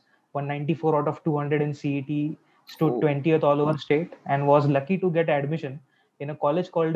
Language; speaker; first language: English; non-native, local second language; Marathi